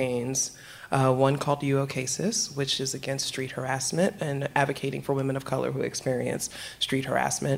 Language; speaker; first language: English; native; English